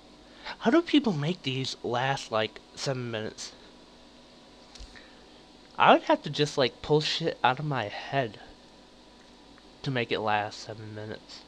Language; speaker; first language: English; native; English